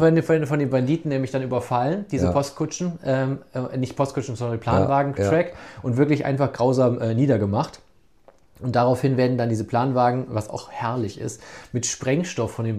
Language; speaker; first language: German; native; German